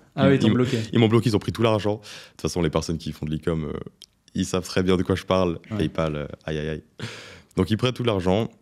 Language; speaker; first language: French; native; French